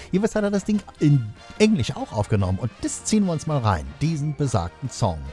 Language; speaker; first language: German; native; German